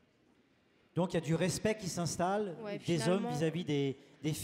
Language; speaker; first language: French; native; French